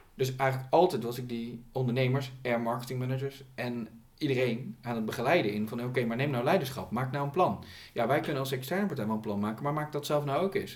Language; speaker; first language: Dutch; native; Dutch